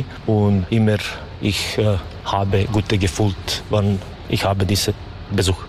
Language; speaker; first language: German; non-native, learner; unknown